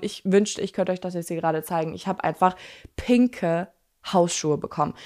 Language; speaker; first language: German; native; German